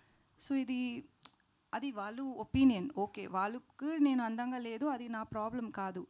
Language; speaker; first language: Telugu; non-native, learner; Tamil